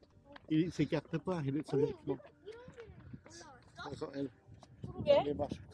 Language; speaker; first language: French; non-native, learner; Vietnamese